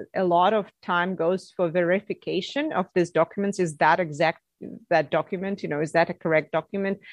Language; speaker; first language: English; non-native, fluent; Russian